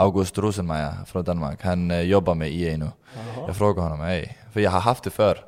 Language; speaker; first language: Swedish; non-native, learner; Danish